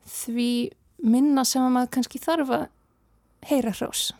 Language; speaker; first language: Icelandic; non-native, fluent; Serbian